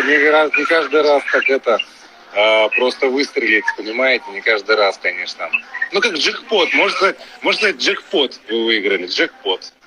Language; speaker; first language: Russian; native; Russian